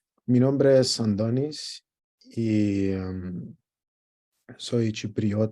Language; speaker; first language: Spanish; non-native, learner; Greek